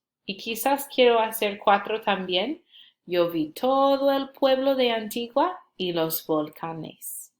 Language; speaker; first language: Spanish; non-native, fluent; English